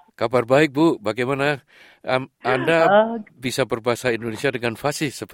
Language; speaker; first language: Indonesian; native; Indonesian